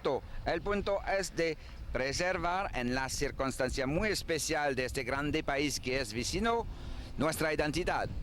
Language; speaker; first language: Spanish; non-native, learner; French